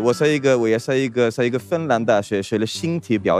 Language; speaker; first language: Chinese; non-native, fluent; Swedish